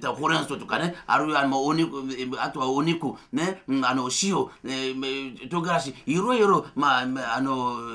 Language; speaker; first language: Japanese; non-native, fluent; Fon